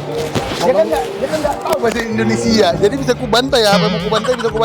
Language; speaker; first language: Indonesian; native; Indonesian